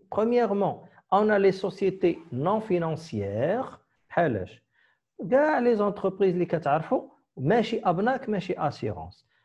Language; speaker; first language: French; non-native, local second language; Arabic